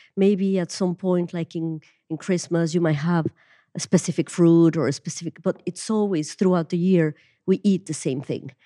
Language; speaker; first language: English; non-native, fluent; Spanish